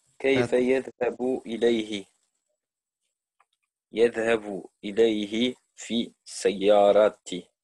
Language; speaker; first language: Arabic; non-native, learner; French